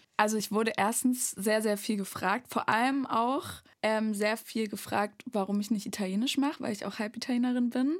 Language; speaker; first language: German; native; German